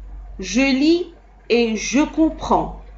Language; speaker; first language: French; non-native, local second language; Arabic